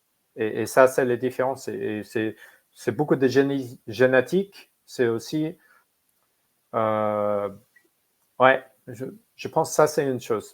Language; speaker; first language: French; non-native, fluent; English